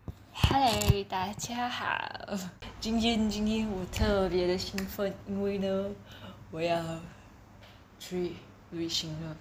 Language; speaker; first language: Chinese; early bilingual, heritage; Chinese